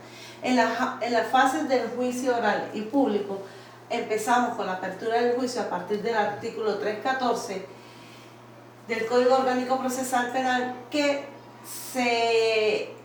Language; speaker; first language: Spanish; native; Spanish